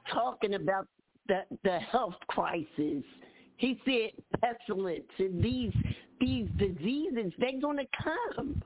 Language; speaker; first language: English; native; English